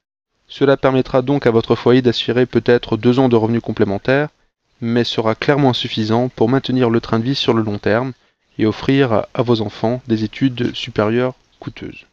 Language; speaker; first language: French; native; French